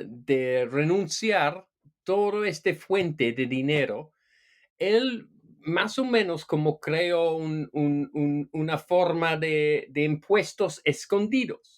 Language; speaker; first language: Spanish; non-native, fluent; English